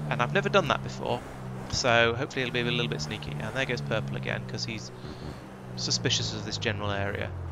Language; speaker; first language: English; native; English